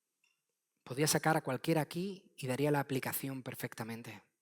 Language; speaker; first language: Spanish; native; Spanish